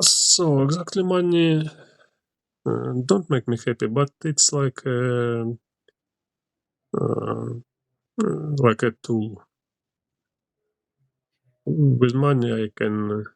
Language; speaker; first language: English; non-native, learner; Ukrainian